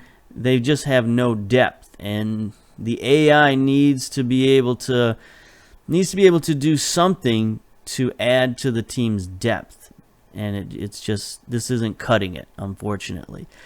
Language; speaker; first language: English; native; English